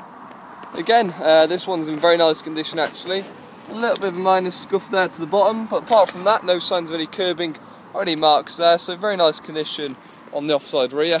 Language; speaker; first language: English; native; English